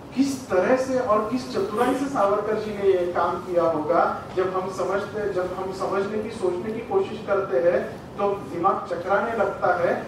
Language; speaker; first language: Hindi; non-native, local second language; Marathi